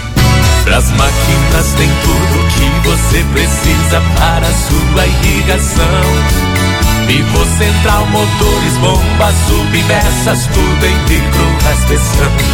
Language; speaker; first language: Portuguese; native; Portuguese